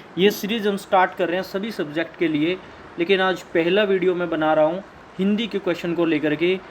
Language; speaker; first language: Hindi; native; Hindi